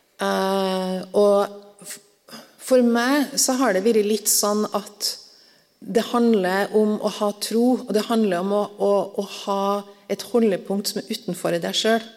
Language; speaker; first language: Norwegian; native; Norwegian